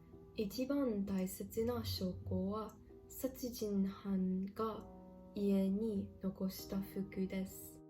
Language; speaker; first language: Japanese; non-native, learner; English